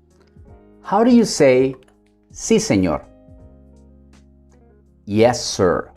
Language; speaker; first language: English; non-native, fluent; Spanish